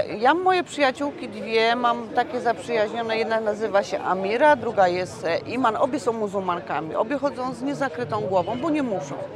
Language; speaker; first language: Polish; native; Polish